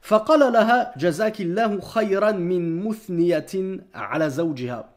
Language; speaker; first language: Arabic; non-native, fluent; French